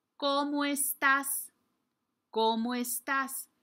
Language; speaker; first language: Spanish; non-native, fluent; English